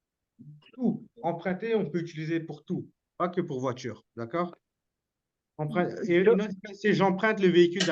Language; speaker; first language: French; non-native, learner; Bangla